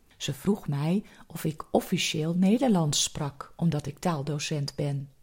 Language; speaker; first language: Dutch; native; Dutch